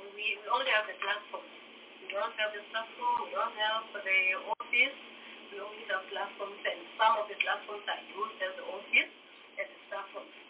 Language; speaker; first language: English; non-native, local second language; Southern Sotho